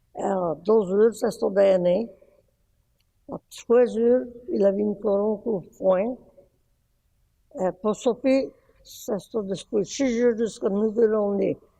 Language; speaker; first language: French; early bilingual, heritage; French